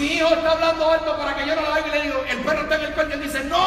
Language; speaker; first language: Spanish; native; Spanish